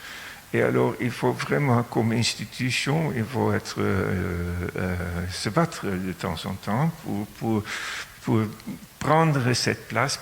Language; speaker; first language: French; non-native, fluent; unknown